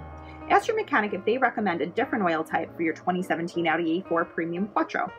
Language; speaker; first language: English; native; English